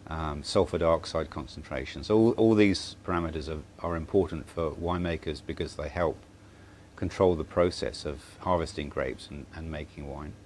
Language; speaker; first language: English; native; English